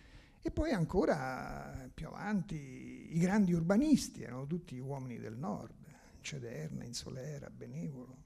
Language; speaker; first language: Italian; native; Italian